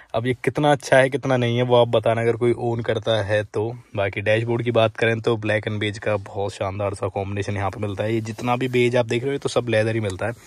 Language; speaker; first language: Hindi; native; Hindi